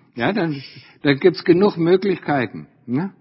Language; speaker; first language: German; native; German